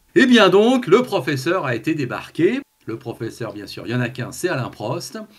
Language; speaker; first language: French; native; French